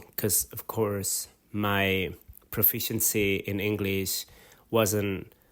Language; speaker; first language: English; non-native, fluent; Catalan